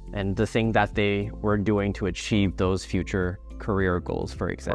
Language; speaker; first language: English; native; English